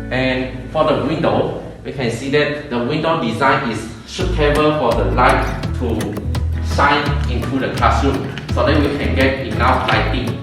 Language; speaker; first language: English; non-native, local second language; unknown